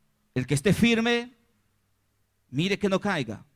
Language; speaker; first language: Spanish; native; Spanish